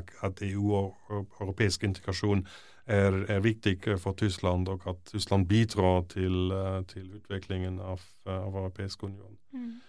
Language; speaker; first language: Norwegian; non-native, fluent; German